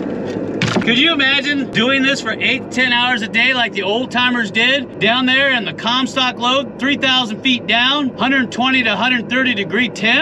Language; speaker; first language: English; native; English